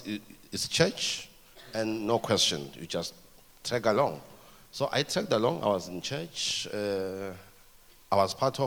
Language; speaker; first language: English; non-native, local second language; Zulu